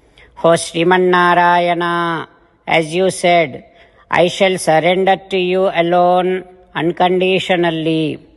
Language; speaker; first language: English; non-native, local second language; Telugu